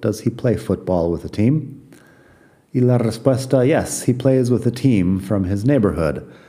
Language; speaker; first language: English; native; English